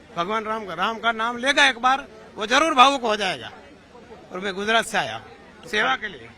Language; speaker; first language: Hindi; non-native, local second language; Gujarati